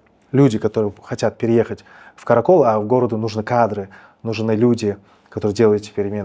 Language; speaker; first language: Russian; native; Russian